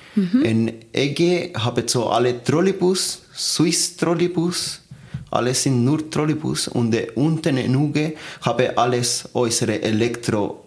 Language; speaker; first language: German; non-native, learner; Spanish